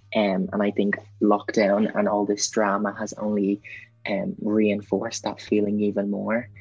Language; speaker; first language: English; native; English